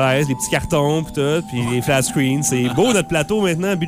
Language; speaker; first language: French; native; French